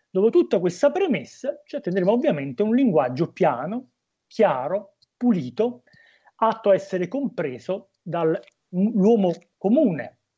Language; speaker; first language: Italian; native; Italian